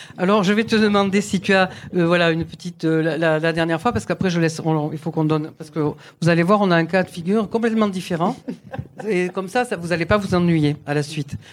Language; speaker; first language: French; native; French